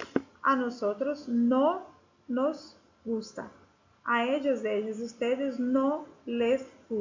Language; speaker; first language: Spanish; non-native, fluent; Portuguese